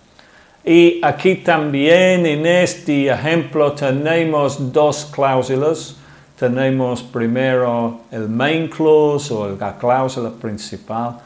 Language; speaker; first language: Spanish; non-native, fluent; English